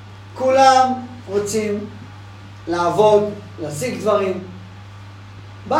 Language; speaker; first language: Hebrew; non-native, fluent; English